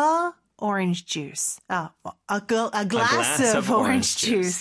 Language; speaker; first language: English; non-native, fluent; Korean